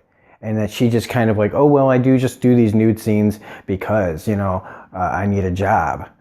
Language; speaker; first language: English; native; English